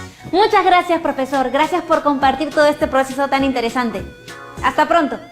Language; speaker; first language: Spanish; native; Spanish